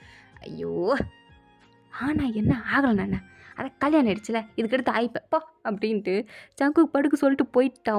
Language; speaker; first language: Tamil; native; Tamil